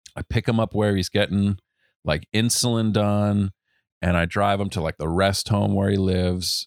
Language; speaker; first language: English; native; English